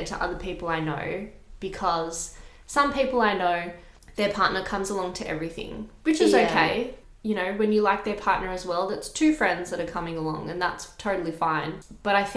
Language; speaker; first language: English; native; English